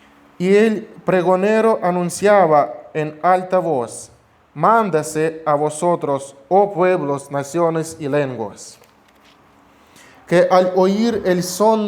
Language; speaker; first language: Spanish; non-native, fluent; Russian